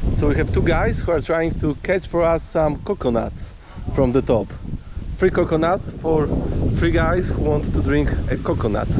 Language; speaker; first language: English; non-native, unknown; Polish